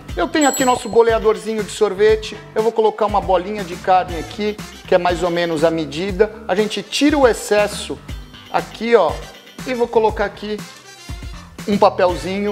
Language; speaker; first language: Portuguese; native; Portuguese